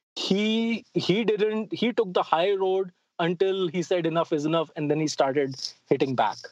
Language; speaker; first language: English; non-native, local second language; Hindi